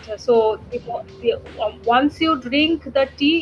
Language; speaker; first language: English; non-native, local second language; Bangla